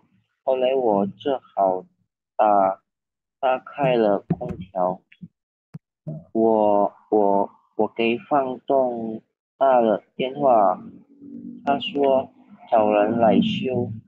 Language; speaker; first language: Chinese; non-native, learner; Indonesian